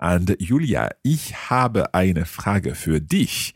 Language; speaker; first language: German; non-native, learner; English